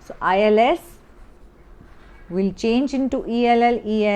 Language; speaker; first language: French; non-native, fluent; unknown